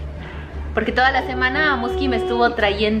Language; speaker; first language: Spanish; native; Spanish